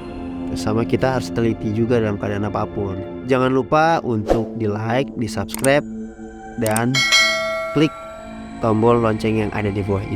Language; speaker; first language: Indonesian; native; Indonesian